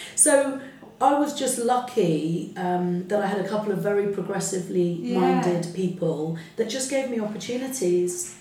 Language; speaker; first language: English; early bilingual, other home language; Arabic